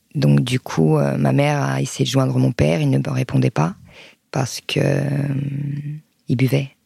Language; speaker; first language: French; early bilingual, other home language; Arabic